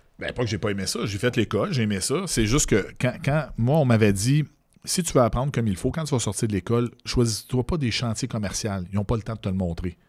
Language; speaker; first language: French; native; French